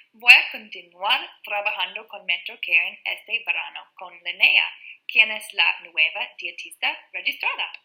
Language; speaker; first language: Spanish; non-native, learner; English